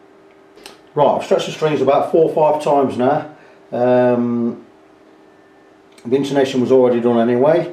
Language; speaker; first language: English; native; English